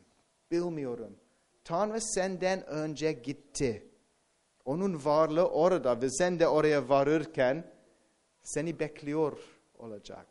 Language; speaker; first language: Turkish; non-native, fluent; English